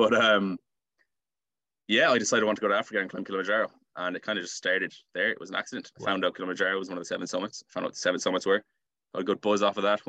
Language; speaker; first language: English; native; English